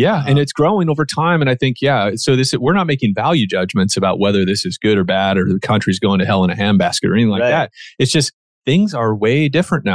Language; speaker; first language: English; native; English